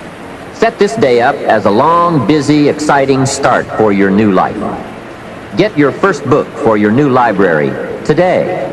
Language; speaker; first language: English; native; English